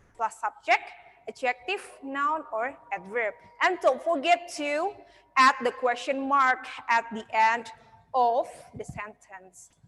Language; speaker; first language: English; non-native, fluent; Indonesian